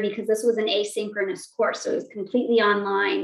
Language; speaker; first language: English; native; English